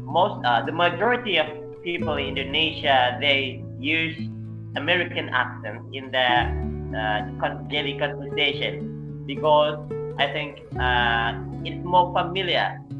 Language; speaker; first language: English; non-native, fluent; Indonesian